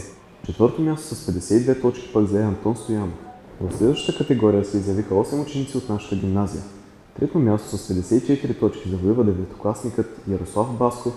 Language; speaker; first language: Bulgarian; native; Bulgarian